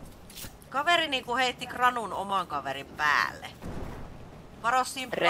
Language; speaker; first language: Finnish; native; Finnish